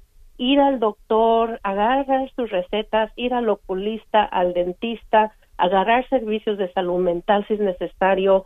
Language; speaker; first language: Spanish; native; Spanish